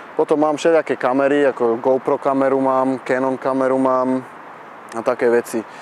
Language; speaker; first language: Slovak; early bilingual, heritage; Slovak